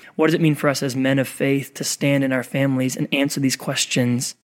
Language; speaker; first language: English; native; English